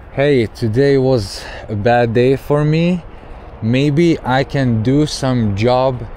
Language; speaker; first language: English; non-native, learner; Lithuanian